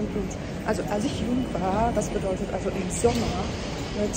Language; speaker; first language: German; non-native, fluent; Turkish